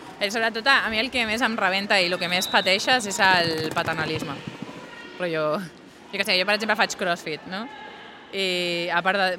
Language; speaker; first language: Catalan; non-native, local second language; Spanish